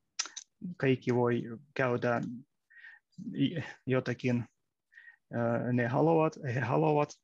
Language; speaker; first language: Finnish; non-native, learner; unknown